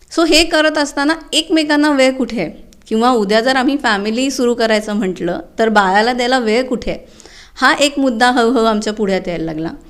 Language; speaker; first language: Marathi; native; Marathi